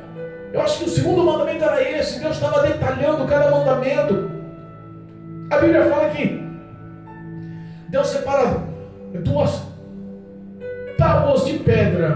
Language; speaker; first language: Portuguese; native; Portuguese